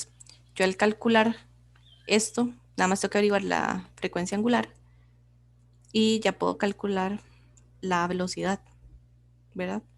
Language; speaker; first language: Spanish; native; Spanish